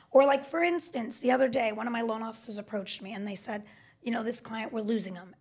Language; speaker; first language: English; native; English